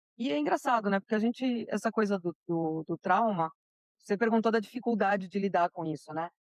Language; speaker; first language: Portuguese; early bilingual, other home language; Spanish